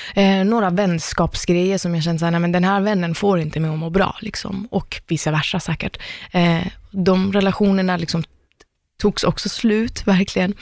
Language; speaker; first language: Swedish; early bilingual, other home language; Persian